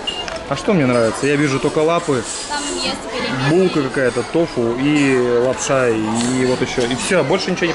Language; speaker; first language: Russian; native; Russian